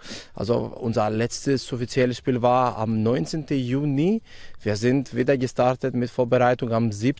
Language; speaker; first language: German; non-native, fluent; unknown